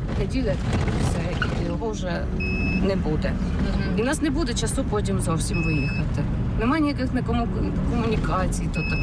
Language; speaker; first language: Ukrainian; native; Ukrainian